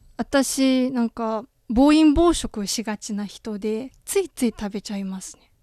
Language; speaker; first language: Japanese; non-native, fluent; Chinese